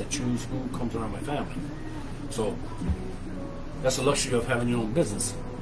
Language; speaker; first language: English; native; English